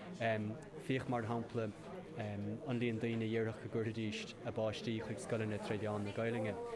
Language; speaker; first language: Irish; native; Irish